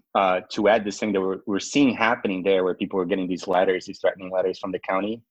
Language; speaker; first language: English; non-native, fluent; Portuguese